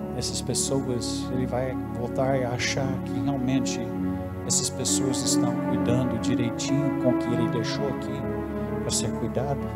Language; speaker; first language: Portuguese; non-native, fluent; English